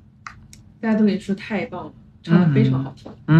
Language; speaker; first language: Chinese; native; Chinese